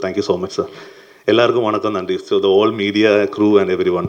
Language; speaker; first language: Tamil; non-native, learner; Malayalam